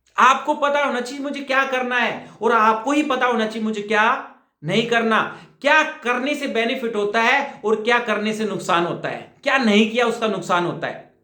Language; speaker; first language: Hindi; native; Hindi